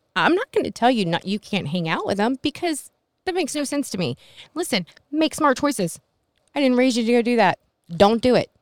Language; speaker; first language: English; native; English